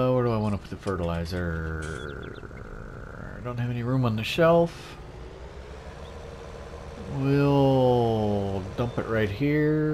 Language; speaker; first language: English; native; English